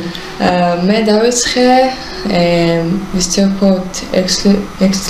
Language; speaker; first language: Georgian; early bilingual, heritage; Hebrew